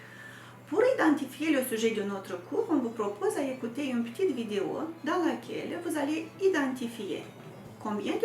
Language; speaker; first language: French; non-native, fluent; Romanian